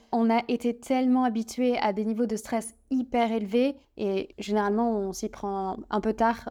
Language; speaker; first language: French; native; French